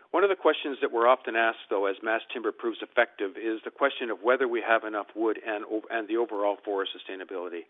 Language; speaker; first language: English; native; English